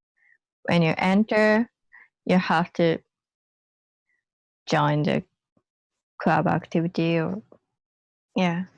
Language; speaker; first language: English; non-native, learner; Japanese